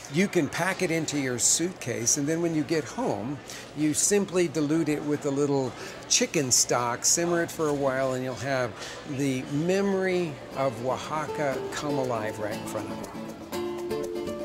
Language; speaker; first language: English; native; English